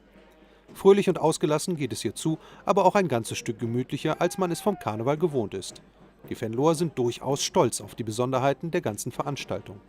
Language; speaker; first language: German; native; German